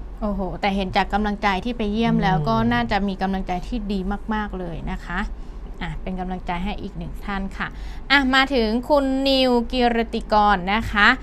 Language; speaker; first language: Thai; native; Thai